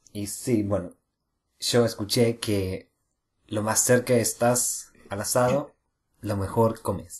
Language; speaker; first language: Spanish; non-native, fluent; English